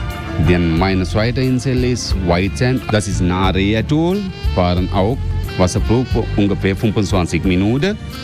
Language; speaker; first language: German; non-native, learner; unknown